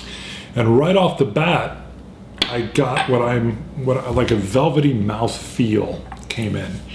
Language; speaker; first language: English; native; English